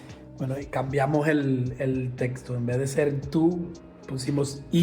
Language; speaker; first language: Spanish; native; Spanish